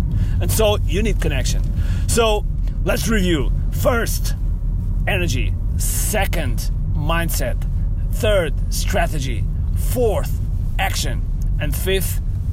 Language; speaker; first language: English; non-native, fluent; Portuguese